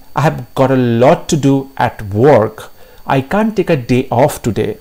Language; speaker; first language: English; non-native, local second language; Bangla